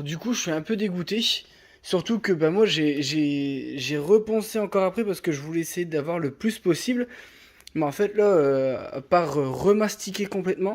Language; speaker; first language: French; native; French